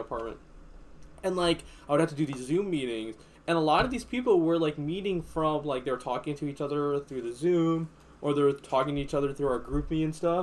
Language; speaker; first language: English; native; English